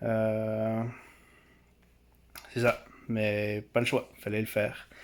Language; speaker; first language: French; native; French